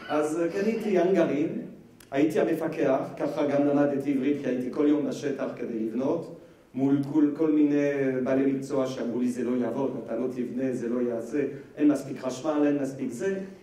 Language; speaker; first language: Hebrew; non-native, fluent; French